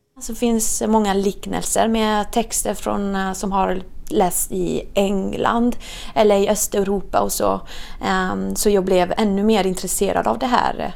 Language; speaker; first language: Swedish; non-native, fluent; Italian